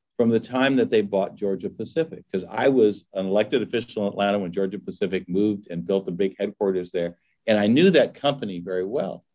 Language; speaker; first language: English; native; English